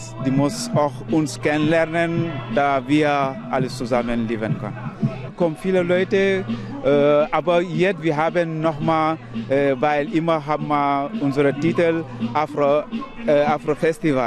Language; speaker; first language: German; non-native, learner; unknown